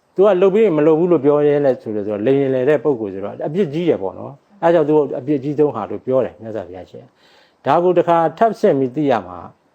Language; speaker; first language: Burmese; native; Burmese